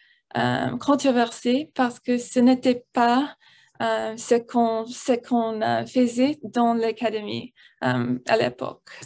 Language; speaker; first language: French; non-native, learner; English